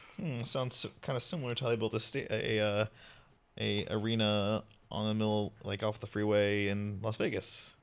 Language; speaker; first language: English; native; English